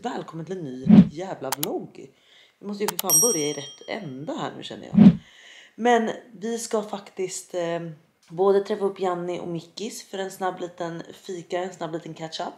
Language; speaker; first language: Swedish; native; Swedish